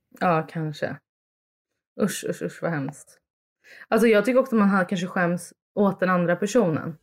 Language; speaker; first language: Swedish; early bilingual, other home language; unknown